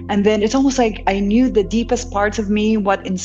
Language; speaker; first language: English; non-native, local second language; Hiligaynon